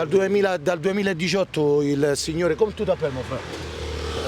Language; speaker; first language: Italian; native; Italian